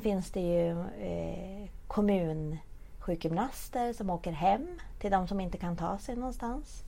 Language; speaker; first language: Swedish; native; Swedish